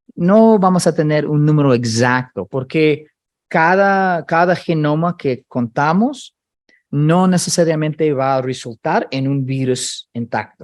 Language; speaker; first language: Spanish; non-native, fluent; English